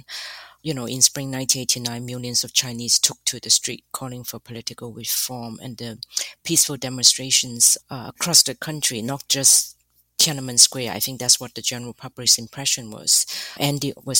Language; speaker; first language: English; non-native, fluent; Chinese